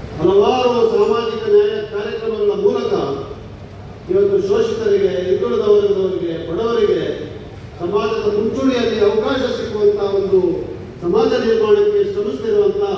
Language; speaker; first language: Kannada; non-native, local second language; Kodava